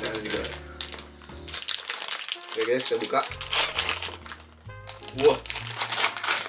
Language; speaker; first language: Japanese; non-native, fluent; Indonesian